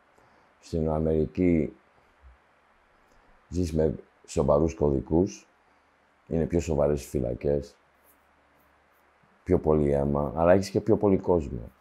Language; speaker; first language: Greek; early bilingual, heritage; Greek